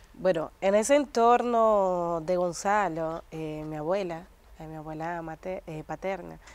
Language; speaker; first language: Spanish; native; Spanish